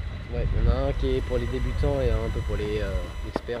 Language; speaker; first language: French; native; French